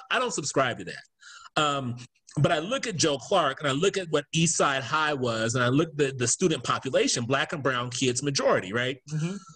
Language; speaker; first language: English; native; English